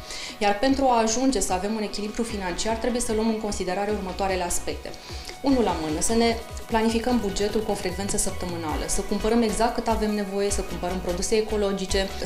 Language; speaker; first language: Romanian; native; Romanian